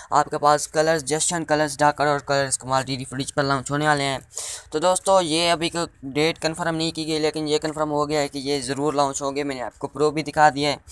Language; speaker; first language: Hindi; native; Hindi